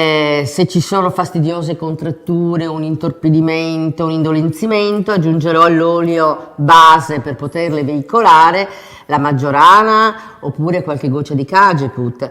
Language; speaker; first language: Italian; native; Italian